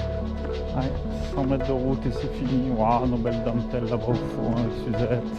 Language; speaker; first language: French; native; French